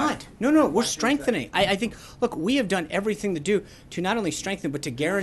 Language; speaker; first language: English; native; English